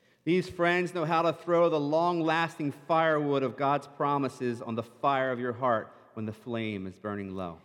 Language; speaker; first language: English; native; English